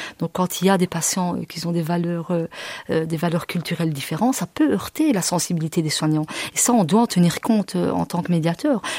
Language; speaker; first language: French; early bilingual, other home language; Arabic